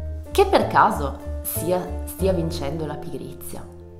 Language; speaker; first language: Italian; non-native, fluent; Serbian